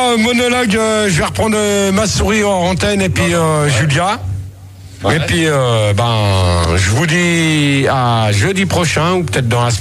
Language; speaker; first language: French; native; French